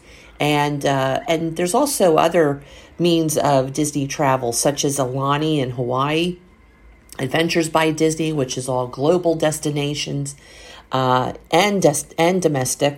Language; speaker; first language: English; native; English